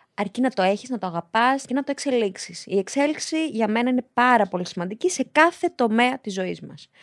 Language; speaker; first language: Greek; early bilingual, other home language; Albanian